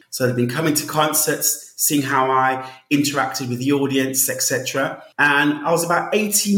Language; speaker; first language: English; native; English